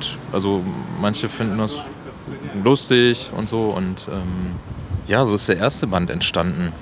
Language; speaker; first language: German; native; German